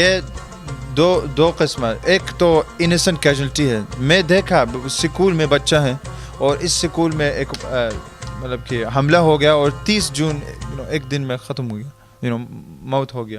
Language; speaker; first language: Hindi; early bilingual, heritage; Hindi